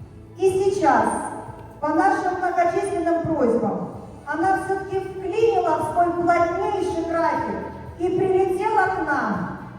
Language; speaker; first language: Russian; native; Russian